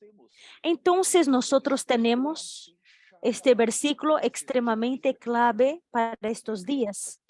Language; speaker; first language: Spanish; non-native, fluent; Portuguese